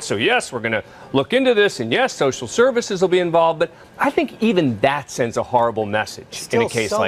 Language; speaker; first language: English; native; English